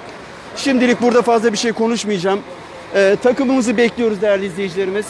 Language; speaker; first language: Turkish; native; Turkish